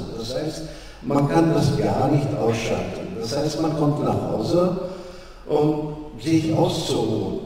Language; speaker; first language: German; non-native, fluent; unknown